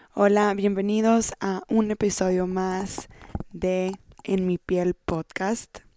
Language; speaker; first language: Spanish; native; Spanish